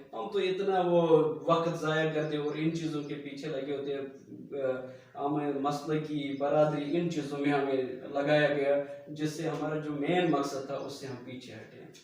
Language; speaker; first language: Urdu; non-native, local second language; Kashmiri